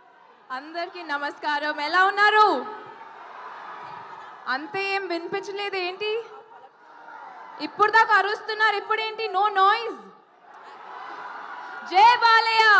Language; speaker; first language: Telugu; non-native, fluent; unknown